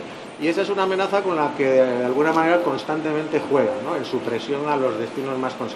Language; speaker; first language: Spanish; native; Spanish